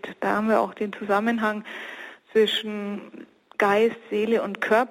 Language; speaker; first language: German; native; German